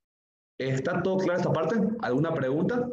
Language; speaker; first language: Spanish; native; Spanish